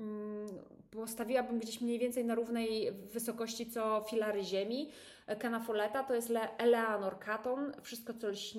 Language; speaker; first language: Polish; native; Polish